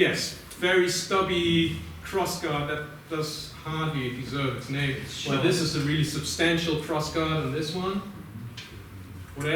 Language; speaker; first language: English; non-native, fluent; German